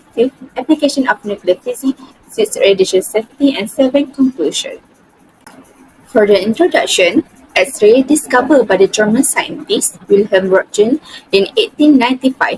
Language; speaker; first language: English; non-native, learner; Malay